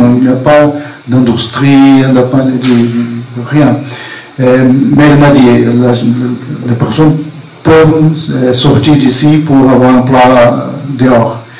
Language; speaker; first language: French; non-native, fluent; Portuguese